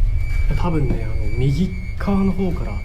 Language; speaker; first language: Japanese; native; Japanese